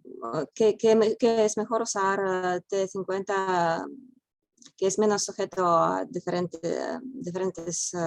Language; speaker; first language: Spanish; non-native, fluent; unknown